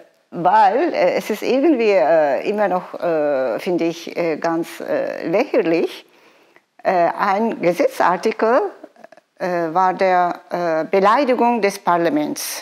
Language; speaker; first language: German; non-native, fluent; Turkish